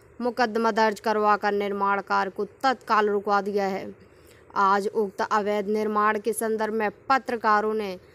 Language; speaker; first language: Hindi; native; Hindi